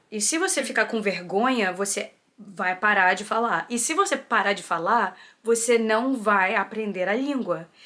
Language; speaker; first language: Portuguese; early bilingual, heritage; Portuguese